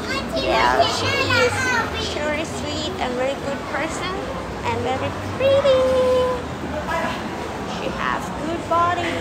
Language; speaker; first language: English; non-native, learner; Thai